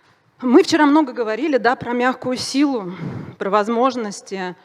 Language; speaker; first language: Russian; native; Russian